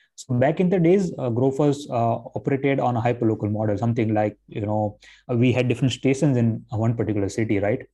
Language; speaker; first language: English; non-native, local second language; Gujarati